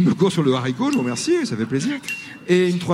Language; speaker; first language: French; native; French